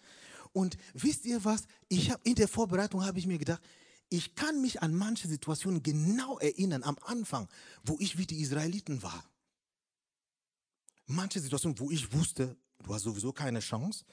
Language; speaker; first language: German; non-native, fluent; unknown